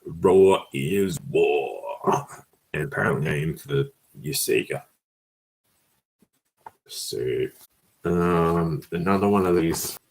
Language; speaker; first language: English; native; English